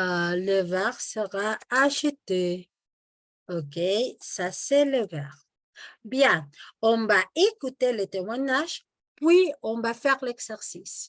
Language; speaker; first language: French; non-native, fluent; Spanish